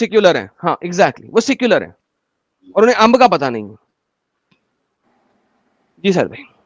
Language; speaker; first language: Hindi; native; Hindi